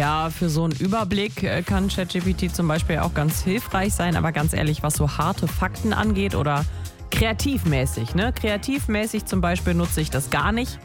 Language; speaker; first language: German; native; German